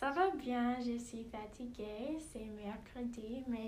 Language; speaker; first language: French; non-native, learner; English